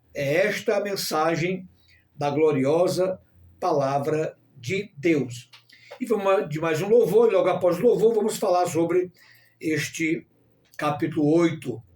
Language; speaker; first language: Portuguese; native; Portuguese